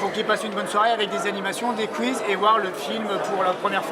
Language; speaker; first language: French; native; French